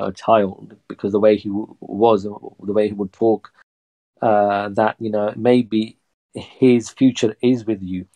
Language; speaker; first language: English; early bilingual, other home language; Punjabi